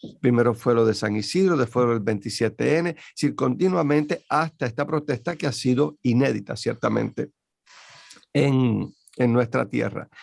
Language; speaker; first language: Spanish; native; Spanish